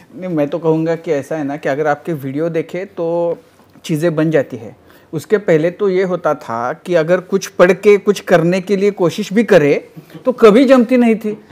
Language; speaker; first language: Hindi; non-native, local second language; Marathi